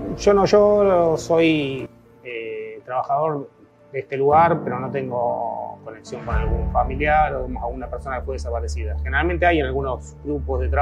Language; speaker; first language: Spanish; native; Spanish